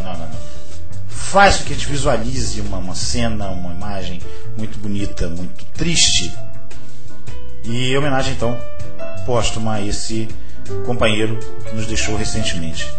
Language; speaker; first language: Portuguese; native; Portuguese